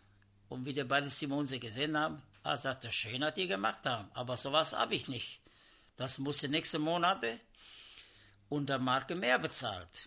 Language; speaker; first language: German; non-native, learner; Italian